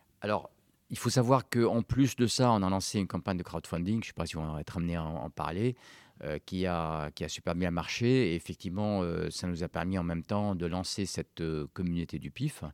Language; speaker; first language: French; non-native, local second language; Arabic